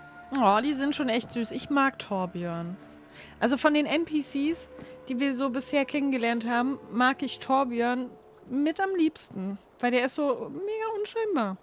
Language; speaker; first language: German; native; German